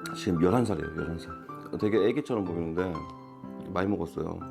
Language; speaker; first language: Korean; native; Korean